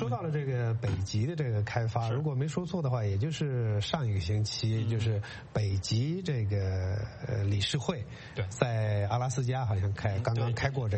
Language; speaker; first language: Chinese; native; Chinese